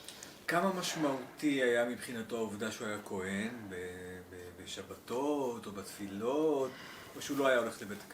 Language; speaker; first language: Hebrew; native; Hebrew